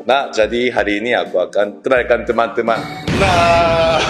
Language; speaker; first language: Indonesian; non-native, learner; Korean